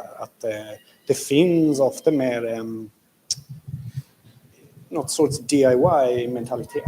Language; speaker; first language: Swedish; non-native, fluent; English